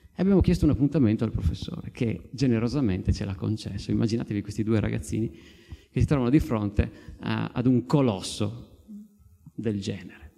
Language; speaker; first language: Italian; native; Italian